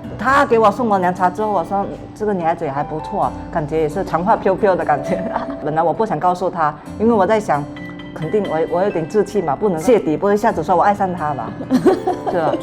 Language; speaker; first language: Chinese; non-native, local second language; Min Nan Chinese